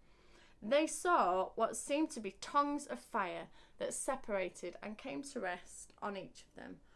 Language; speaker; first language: English; native; English